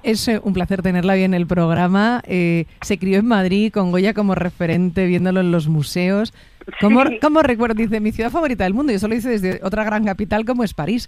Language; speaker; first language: Spanish; native; Spanish